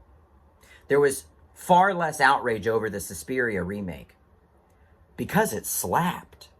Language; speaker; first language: English; native; English